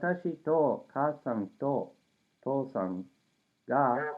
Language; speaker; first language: Japanese; non-native, learner; English